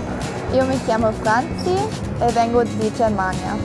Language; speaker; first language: Italian; non-native, learner; German